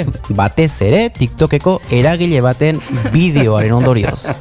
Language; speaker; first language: Basque; native; Basque